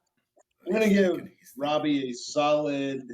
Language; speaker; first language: English; native; English